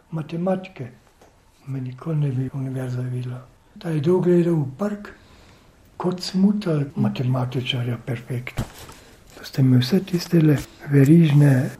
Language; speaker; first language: Slovenian; native; Slovenian